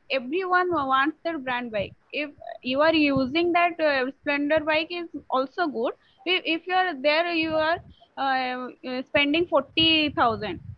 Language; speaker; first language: English; non-native, local second language; Odia